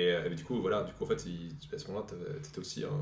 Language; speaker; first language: French; native; French